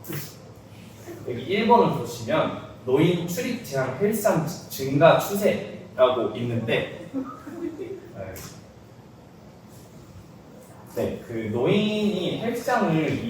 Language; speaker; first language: Korean; non-native, fluent; Japanese